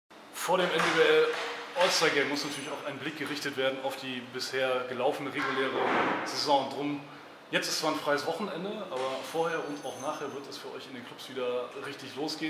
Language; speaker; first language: German; native; German